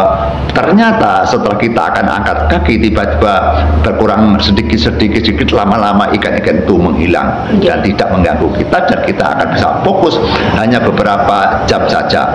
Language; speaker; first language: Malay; non-native, local second language; Javanese